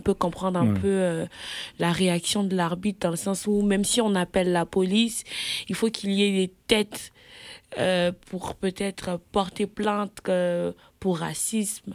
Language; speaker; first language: French; native; French